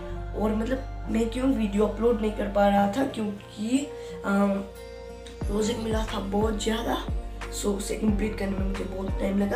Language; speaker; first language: Hindi; non-native, local second language; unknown